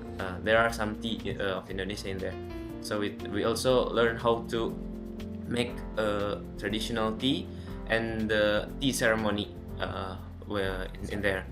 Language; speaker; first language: English; non-native, local second language; Indonesian